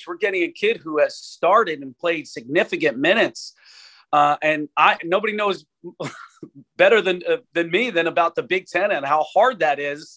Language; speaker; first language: English; native; English